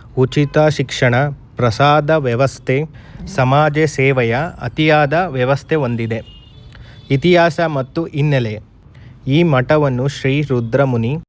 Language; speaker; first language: Kannada; native; Kannada